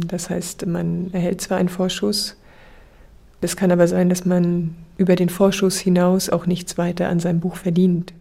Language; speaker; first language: German; native; German